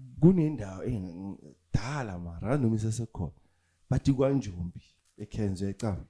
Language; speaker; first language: Zulu; native; Zulu